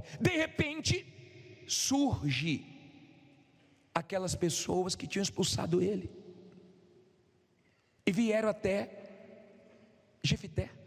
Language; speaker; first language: Portuguese; native; Portuguese